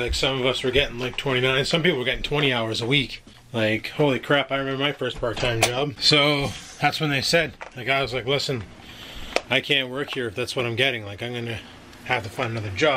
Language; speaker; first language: English; native; English